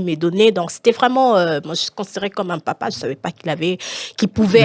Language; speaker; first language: French; non-native, local second language; Lingala